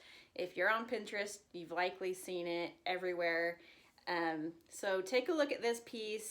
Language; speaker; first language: English; native; English